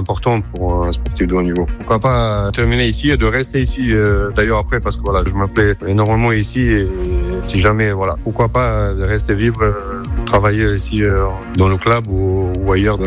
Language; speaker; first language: French; non-native, fluent; Croatian